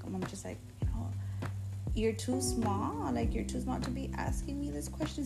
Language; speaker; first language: English; early bilingual, other home language; Spanish